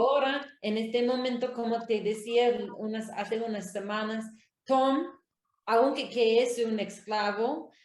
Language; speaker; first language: Spanish; non-native, learner; English